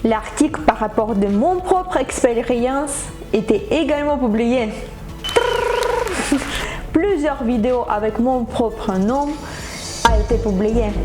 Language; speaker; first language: French; non-native, fluent; Ukrainian